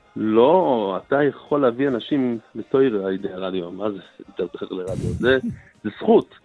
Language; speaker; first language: Hebrew; non-native, fluent; English